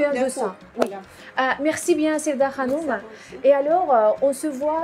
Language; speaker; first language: French; non-native, fluent; Azerbaijani